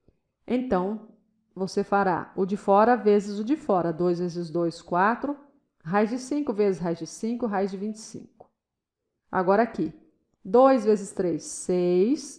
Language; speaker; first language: Portuguese; native; Portuguese